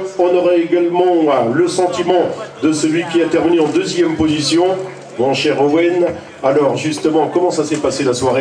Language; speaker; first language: French; native; French